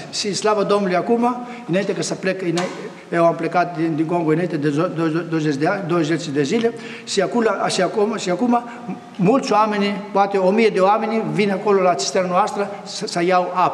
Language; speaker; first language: Romanian; non-native, fluent; Greek